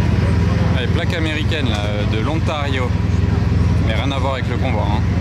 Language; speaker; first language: French; native; French